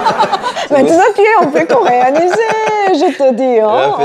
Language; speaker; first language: French; non-native, fluent; Korean